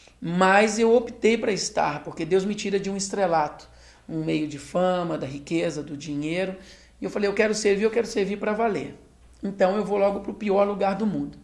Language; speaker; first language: Portuguese; native; Portuguese